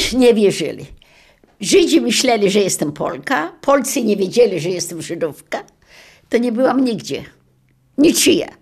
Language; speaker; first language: Polish; non-native, local second language; Yiddish